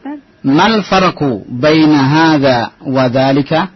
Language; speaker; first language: Arabic; non-native, fluent; Indonesian